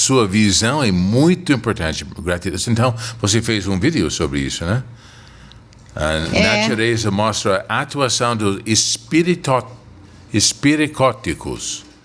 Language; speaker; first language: Portuguese; non-native, fluent; English